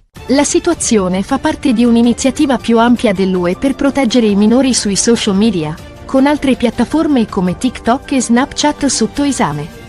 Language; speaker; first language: Italian; native; Italian